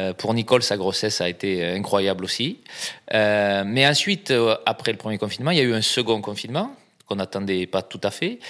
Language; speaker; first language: French; native; French